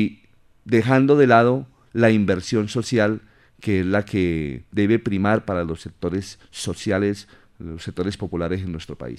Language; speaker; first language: Spanish; native; Spanish